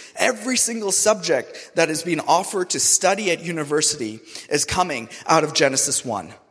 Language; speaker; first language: English; non-native, local second language; Urdu